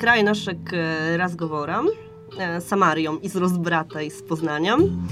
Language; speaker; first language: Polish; non-native, learner; Serbian